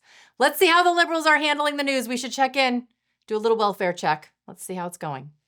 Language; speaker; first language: English; native; English